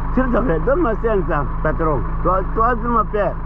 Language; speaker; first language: French; non-native, learner; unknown